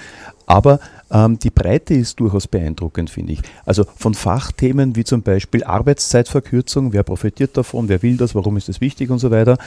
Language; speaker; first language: German; native; German